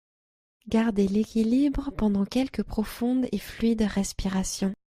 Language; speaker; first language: French; native; French